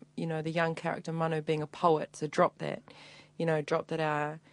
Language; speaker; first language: English; native; English